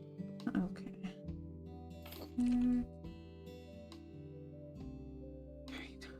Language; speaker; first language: English; native; English